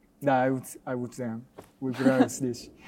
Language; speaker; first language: Russian; non-native, learner; Japanese